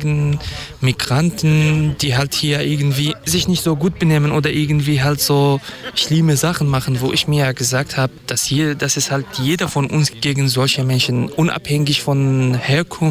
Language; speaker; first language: German; non-native, fluent; Kurdish